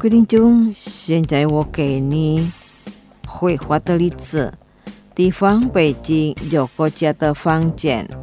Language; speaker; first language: Chinese; non-native, fluent; Indonesian